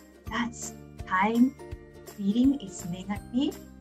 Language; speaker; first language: English; non-native, fluent; Japanese